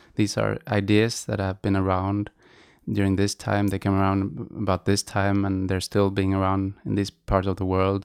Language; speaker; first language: English; non-native, fluent; Swedish